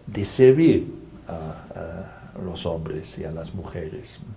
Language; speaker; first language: Spanish; non-native, fluent; German